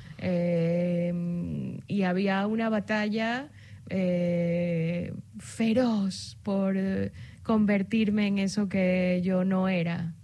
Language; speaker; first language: Spanish; native; Spanish